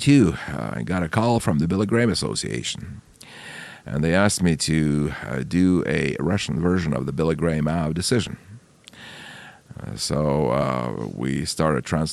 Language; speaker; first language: English; non-native, fluent; Russian